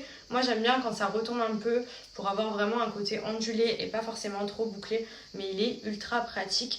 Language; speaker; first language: French; native; French